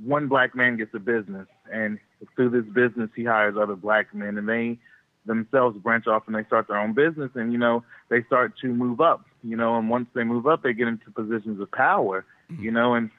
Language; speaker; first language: English; native; English